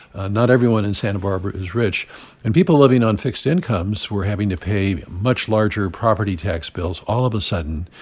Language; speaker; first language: English; native; English